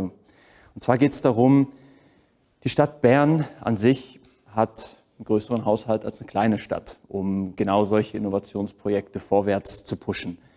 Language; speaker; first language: German; native; German